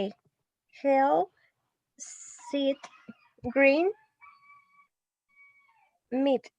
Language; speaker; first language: English; non-native, learner; Spanish